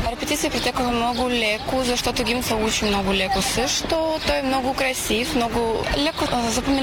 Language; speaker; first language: Bulgarian; non-native, learner; Ukrainian